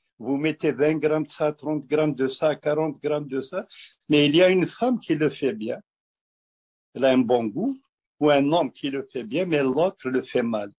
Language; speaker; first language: French; non-native, local second language; Kabyle